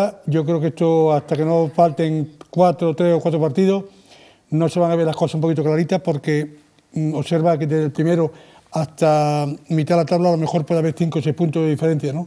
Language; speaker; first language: Spanish; native; Spanish